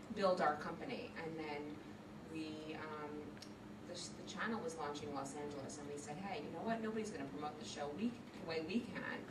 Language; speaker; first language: English; native; English